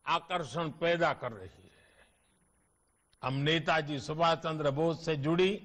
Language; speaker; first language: Hindi; non-native, local second language; Gujarati